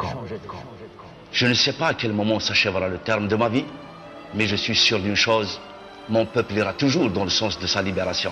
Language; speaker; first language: French; non-native, local second language; Kabyle